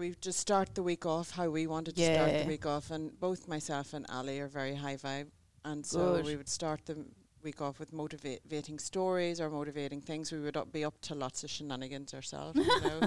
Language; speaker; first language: English; native; English